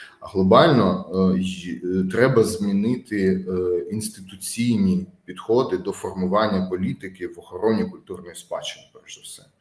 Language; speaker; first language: Ukrainian; native; Ukrainian